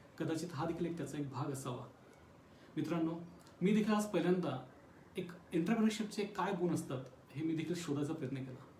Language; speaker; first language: Marathi; non-native, local second language; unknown